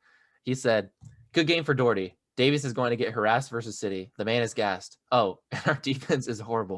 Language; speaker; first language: English; native; English